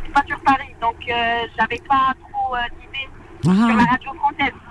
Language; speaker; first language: French; non-native, local second language; Arabic